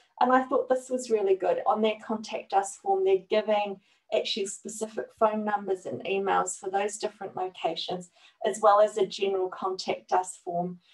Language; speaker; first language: English; native; English